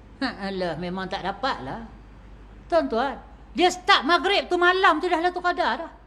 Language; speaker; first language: Malay; native; Malay